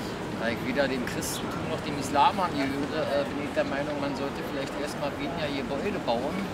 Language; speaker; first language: German; native; German